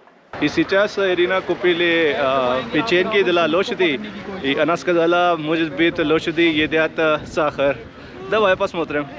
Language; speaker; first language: Russian; non-native, learner; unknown